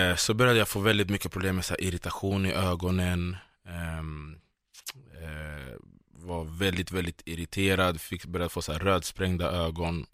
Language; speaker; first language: Swedish; early bilingual, other home language; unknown